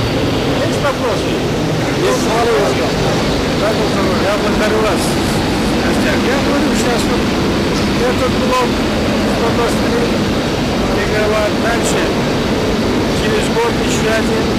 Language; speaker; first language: Russian; non-native, local second language; Turkmen